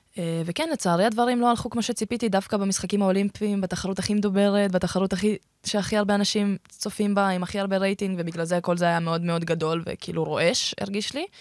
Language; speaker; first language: Hebrew; early bilingual, other home language; Russian